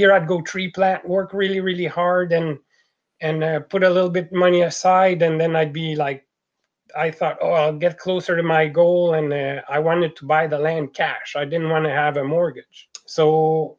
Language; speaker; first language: English; non-native, fluent; French